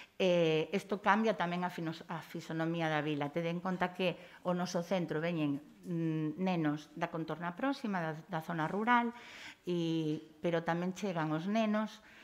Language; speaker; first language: Galician; native; Galician